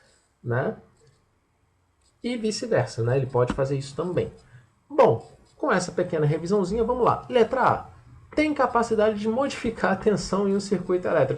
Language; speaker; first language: Portuguese; native; Portuguese